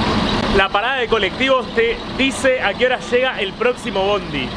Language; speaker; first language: Spanish; native; Spanish